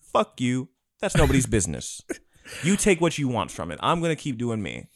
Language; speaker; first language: English; native; English